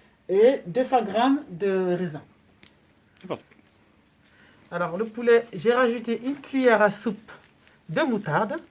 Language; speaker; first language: French; native; French